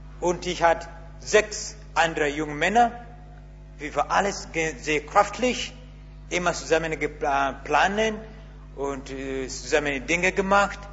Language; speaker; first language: German; non-native, learner; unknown